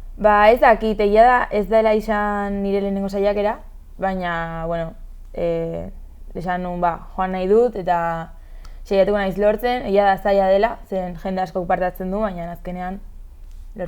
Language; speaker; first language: Basque; non-native, local second language; Spanish